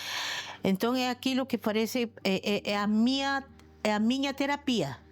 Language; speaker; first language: Portuguese; non-native, fluent; Spanish